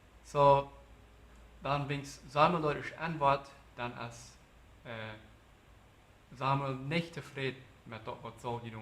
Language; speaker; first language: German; non-native, learner; Plautdietsch